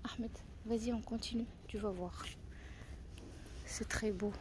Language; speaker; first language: French; non-native, fluent; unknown